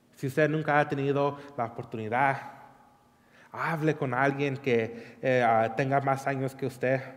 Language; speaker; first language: Spanish; early bilingual, heritage; Spanish